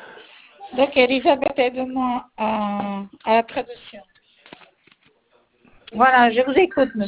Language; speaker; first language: French; non-native, fluent; Italian